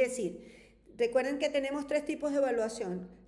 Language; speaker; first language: Spanish; native; Spanish